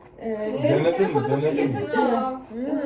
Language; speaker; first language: Turkish; native; Turkish